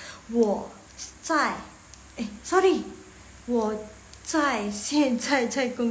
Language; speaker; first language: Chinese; non-native, fluent; Indonesian